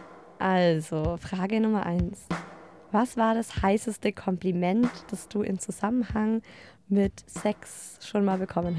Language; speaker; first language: German; native; German